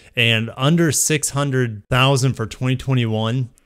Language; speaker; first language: English; native; English